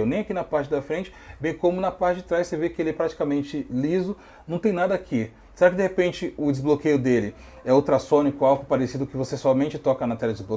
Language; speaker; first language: Portuguese; native; Portuguese